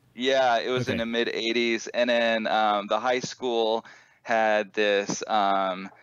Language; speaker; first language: English; native; English